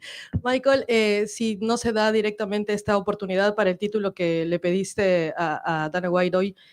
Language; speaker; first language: Spanish; native; Spanish